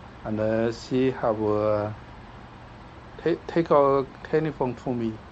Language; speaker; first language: English; non-native, learner; Chinese